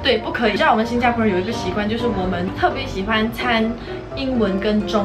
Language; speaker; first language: Chinese; non-native, local second language; English